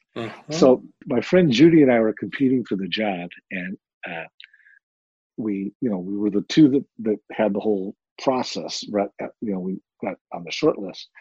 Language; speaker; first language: English; native; English